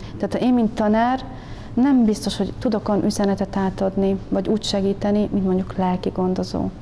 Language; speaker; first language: Hungarian; native; Hungarian